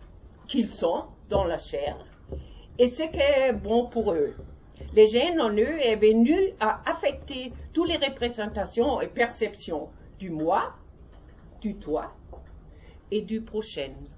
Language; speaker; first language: French; non-native, learner; German